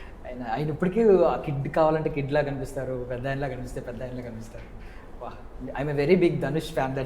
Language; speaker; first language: Telugu; native; Telugu